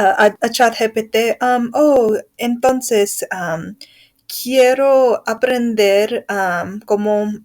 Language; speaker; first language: Spanish; non-native, fluent; English